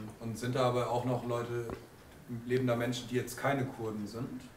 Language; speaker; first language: German; native; German